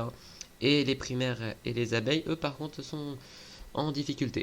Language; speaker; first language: French; native; French